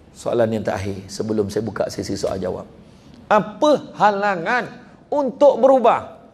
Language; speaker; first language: Malay; native; Malay